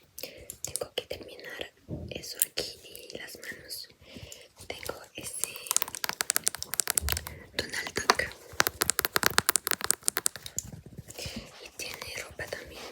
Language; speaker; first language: Spanish; non-native, fluent; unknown